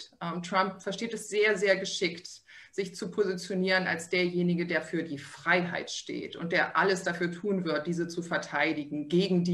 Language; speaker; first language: German; native; German